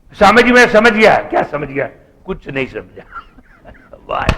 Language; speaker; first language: Hindi; non-native, local second language; Gujarati